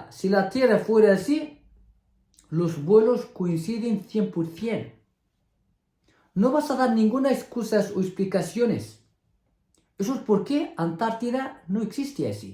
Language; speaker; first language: Spanish; non-native, fluent; Arabic